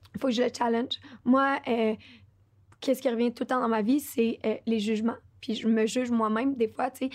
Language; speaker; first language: French; native; French